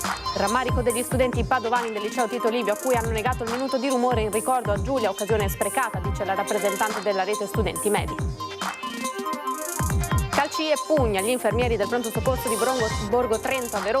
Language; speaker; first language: Italian; native; Italian